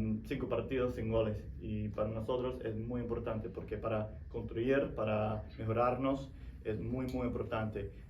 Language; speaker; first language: Spanish; non-native, fluent; English